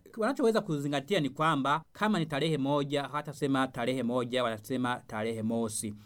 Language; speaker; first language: Swahili; non-native, local second language; Rundi